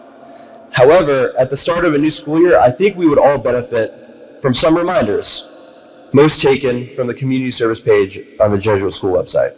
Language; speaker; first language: English; native; English